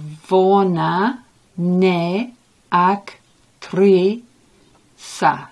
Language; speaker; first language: Ukrainian; non-native, learner; English